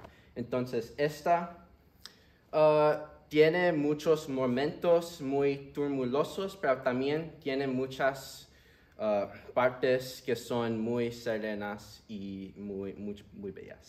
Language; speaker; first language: Spanish; early bilingual, heritage; Spanish